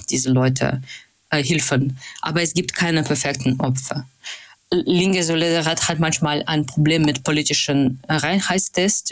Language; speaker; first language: German; non-native, fluent; Russian